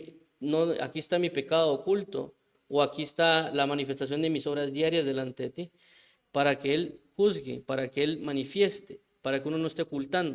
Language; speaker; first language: Spanish; native; Spanish